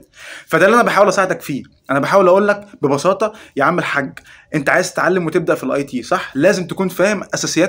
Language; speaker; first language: Arabic; native; Arabic